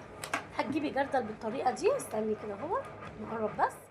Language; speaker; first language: Arabic; native; Arabic